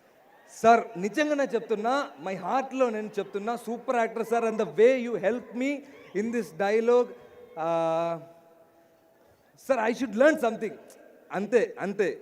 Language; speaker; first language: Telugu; non-native, learner; Malayalam